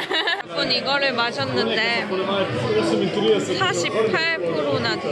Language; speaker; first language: Korean; native; Korean